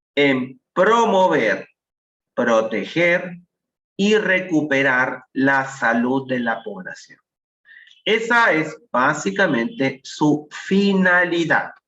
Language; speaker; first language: Spanish; native; Spanish